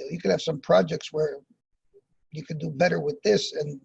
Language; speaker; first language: English; native; English